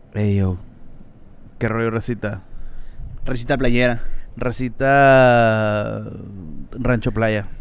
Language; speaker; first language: Spanish; native; Spanish